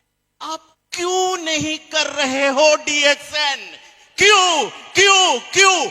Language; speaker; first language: Hindi; non-native, local second language; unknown